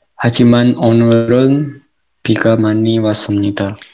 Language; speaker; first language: Korean; non-native, learner; Indonesian